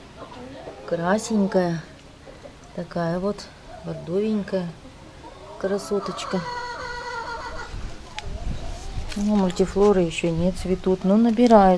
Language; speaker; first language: Russian; native; Russian